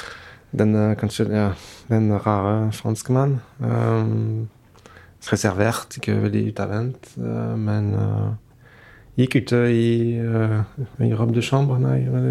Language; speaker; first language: Norwegian; non-native, fluent; French